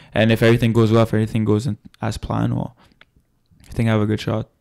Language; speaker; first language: French; native; French